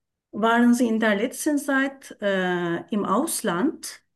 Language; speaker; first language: German; non-native, learner; Turkish